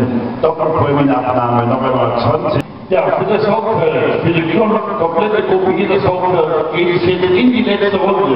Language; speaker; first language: German; native; German